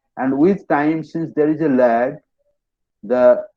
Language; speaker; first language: English; non-native, local second language; Bangla